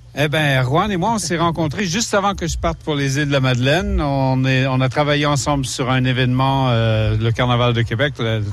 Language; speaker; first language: French; native; French